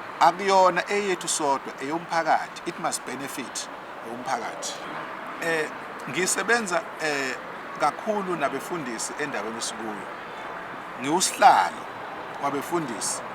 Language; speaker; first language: Zulu; native; Zulu